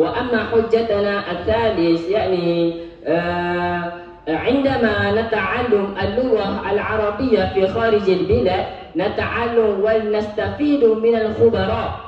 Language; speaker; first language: Arabic; non-native, learner; Malay